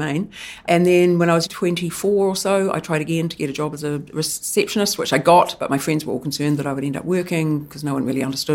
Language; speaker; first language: English; native; English